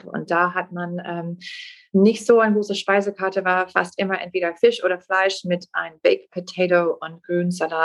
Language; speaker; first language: German; non-native, fluent; English